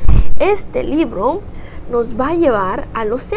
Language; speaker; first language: Spanish; early bilingual, heritage; Spanish